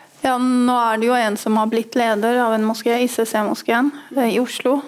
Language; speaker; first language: Norwegian; early bilingual, other home language; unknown